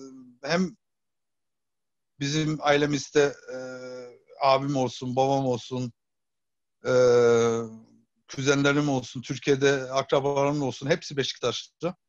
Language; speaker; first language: Turkish; early bilingual, heritage; Turkish